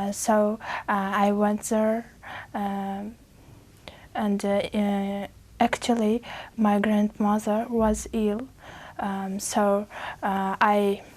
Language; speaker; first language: English; non-native, learner; Uzbek